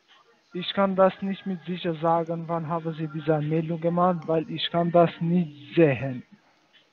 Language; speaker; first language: German; non-native, learner; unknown